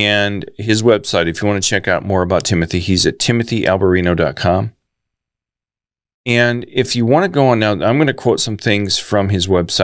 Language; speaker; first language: English; native; English